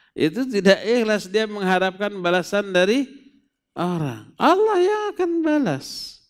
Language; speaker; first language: Indonesian; non-native, local second language; Sundanese